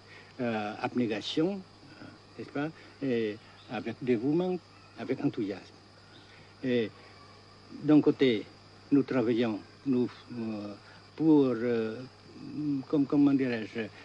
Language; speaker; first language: French; non-native, local second language; Vietnamese